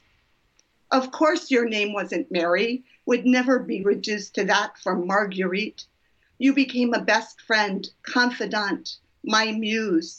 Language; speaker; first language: English; native; English